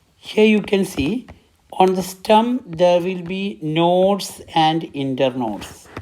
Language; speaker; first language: English; non-native, local second language; Malayalam